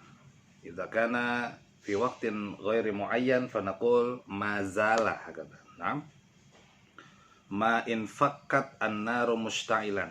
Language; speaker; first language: Arabic; non-native, fluent; Indonesian